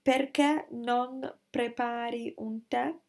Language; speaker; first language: Italian; non-native, learner; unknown